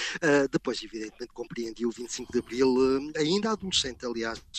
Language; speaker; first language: Portuguese; native; Portuguese